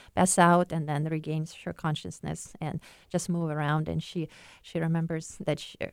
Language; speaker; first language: English; non-native, fluent; Ukrainian